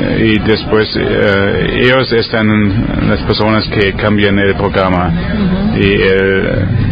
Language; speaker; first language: Spanish; non-native, learner; German